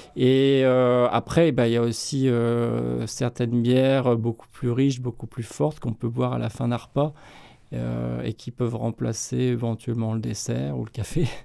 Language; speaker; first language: French; native; French